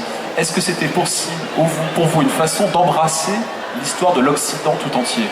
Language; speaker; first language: French; native; French